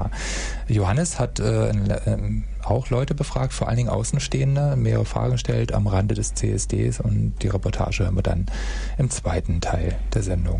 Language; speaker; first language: German; native; German